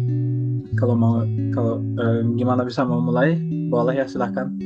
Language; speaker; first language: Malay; non-native, fluent; Turkish